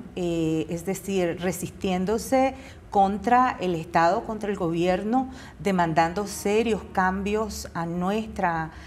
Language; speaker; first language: Spanish; native; Spanish